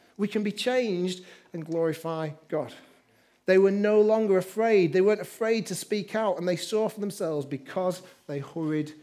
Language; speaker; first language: English; native; English